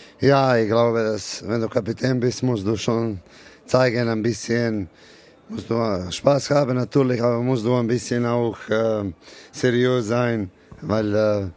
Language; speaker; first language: German; non-native, learner; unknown